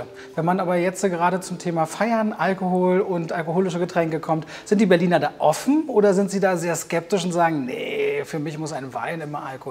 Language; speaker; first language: German; native; German